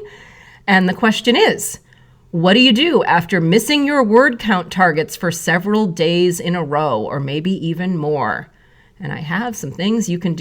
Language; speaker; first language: English; native; English